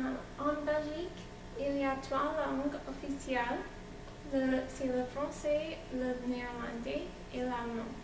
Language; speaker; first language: French; non-native, learner; English